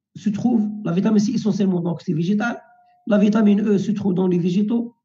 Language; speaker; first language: French; non-native, local second language; Arabic